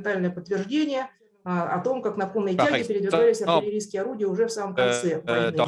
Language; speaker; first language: Russian; native; Russian